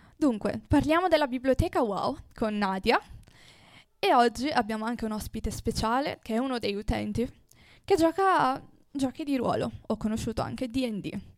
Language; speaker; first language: Italian; native; Italian